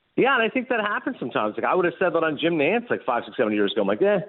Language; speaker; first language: English; native; English